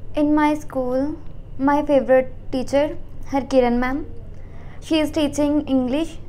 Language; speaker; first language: English; non-native, local second language; Punjabi